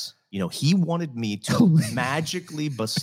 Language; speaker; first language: English; native; English